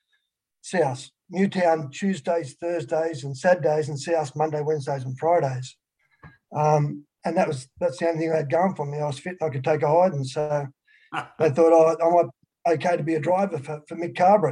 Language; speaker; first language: English; native; English